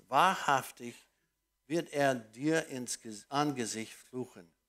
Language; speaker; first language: German; non-native, fluent; English